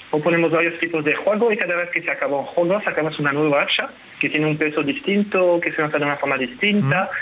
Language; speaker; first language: Spanish; non-native, fluent; French